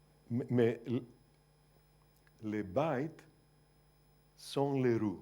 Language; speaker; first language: French; non-native, fluent; Greek